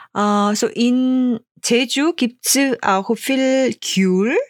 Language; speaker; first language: German; non-native, fluent; Korean